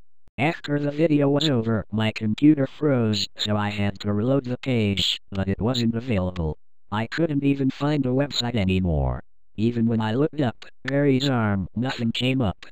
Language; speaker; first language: English; native; English